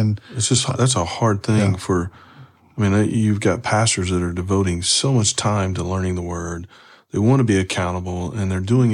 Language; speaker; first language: English; native; English